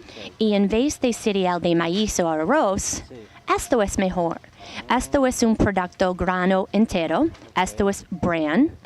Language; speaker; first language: Spanish; non-native, learner; English